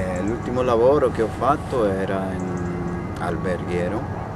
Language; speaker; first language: Italian; non-native, learner; Spanish